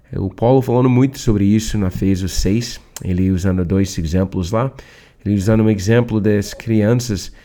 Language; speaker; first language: Portuguese; non-native, learner; English